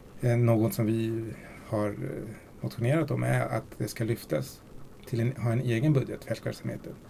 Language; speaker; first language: Swedish; early bilingual, other home language; Spanish